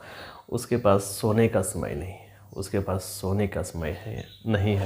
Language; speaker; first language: Hindi; native; Hindi